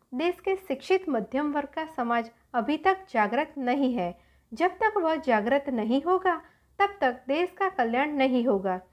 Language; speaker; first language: Hindi; non-native, local second language; Gujarati